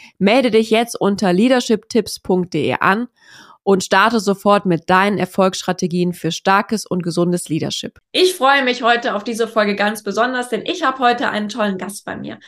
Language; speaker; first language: German; native; German